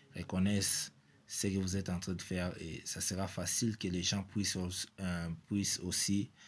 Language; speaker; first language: French; non-native, local second language; Lingala